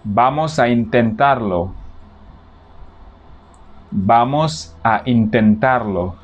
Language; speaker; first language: Spanish; non-native, fluent; Wolof